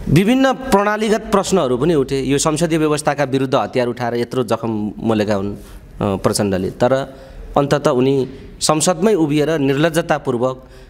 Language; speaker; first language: Nepali; native; Nepali